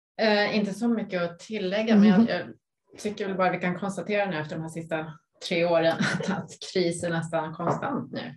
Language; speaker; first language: Swedish; native; Swedish